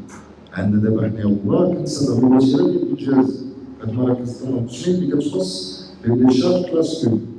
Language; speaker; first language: Arabic; native; Arabic